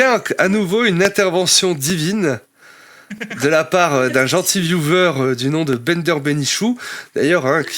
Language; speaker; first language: French; native; French